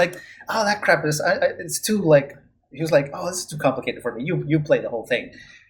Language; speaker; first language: English; non-native, fluent; Spanish